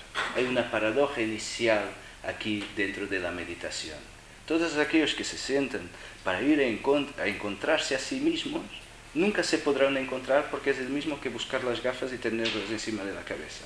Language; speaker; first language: Spanish; non-native, fluent; Portuguese